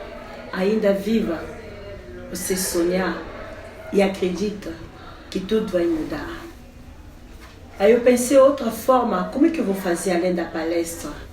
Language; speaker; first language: Portuguese; non-native, fluent; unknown